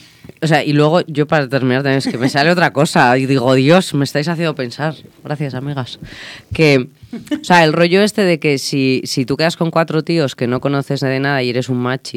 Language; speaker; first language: Spanish; native; Spanish